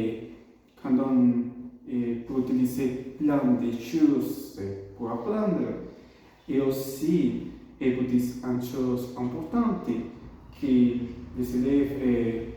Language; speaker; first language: French; non-native, learner; Spanish